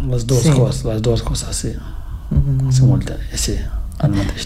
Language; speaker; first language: Catalan; non-native, fluent; Fula